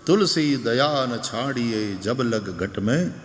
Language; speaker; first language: Hindi; non-native, local second language; Gujarati